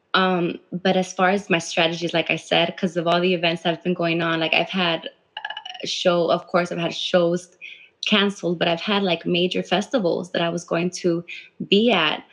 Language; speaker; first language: English; native; English